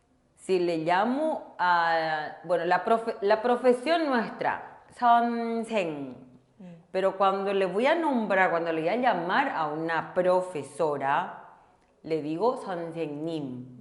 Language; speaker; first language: Spanish; non-native, local second language; Korean